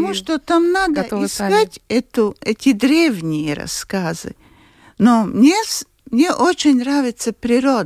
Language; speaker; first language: Russian; non-native, local second language; Latvian